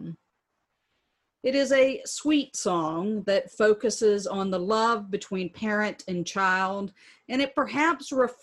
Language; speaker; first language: English; native; English